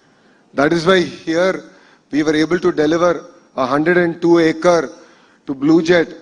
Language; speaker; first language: English; non-native, local second language; Telugu